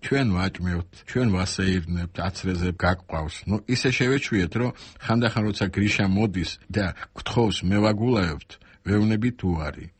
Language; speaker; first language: Georgian; non-native, local second language; Armenian